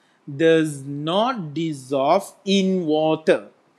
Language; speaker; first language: English; non-native, local second language; Malay